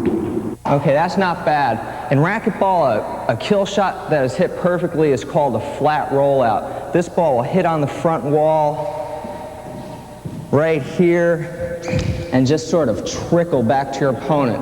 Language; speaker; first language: English; native; English